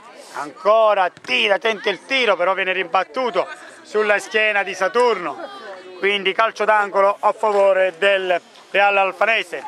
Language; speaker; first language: Italian; native; Italian